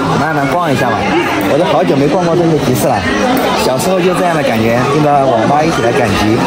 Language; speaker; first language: Chinese; native; Chinese